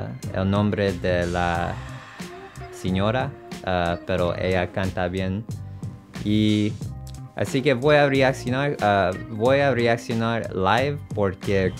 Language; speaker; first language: Spanish; non-native, learner; English